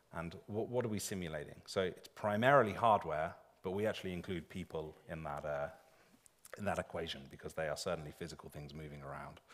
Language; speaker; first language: English; native; English